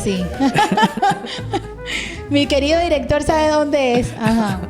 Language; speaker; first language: Spanish; native; Spanish